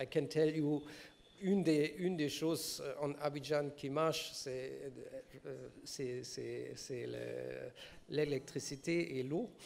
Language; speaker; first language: French; non-native, learner; German